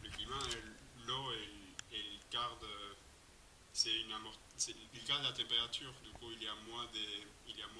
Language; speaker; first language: French; non-native, fluent; Spanish